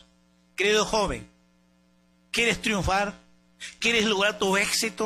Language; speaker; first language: Spanish; native; Spanish